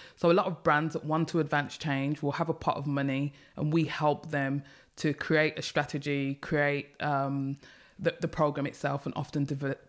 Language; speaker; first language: English; native; English